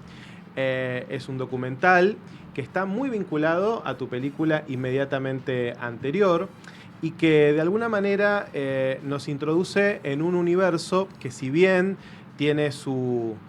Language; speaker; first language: Spanish; native; Spanish